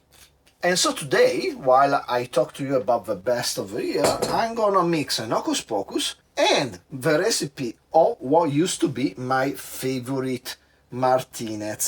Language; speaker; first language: English; non-native, fluent; Italian